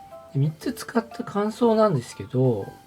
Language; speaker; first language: Japanese; native; Japanese